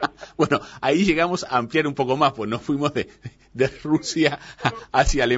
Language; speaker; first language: Spanish; native; Spanish